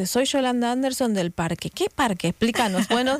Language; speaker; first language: Spanish; native; Spanish